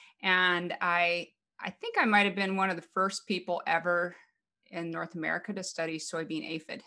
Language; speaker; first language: English; native; English